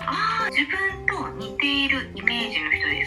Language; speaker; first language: Japanese; native; Japanese